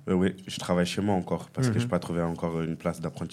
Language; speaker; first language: French; early bilingual, other home language; Kabuverdianu